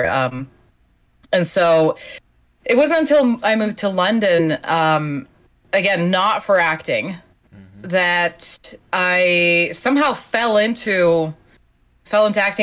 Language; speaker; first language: English; non-native, fluent; Slovenian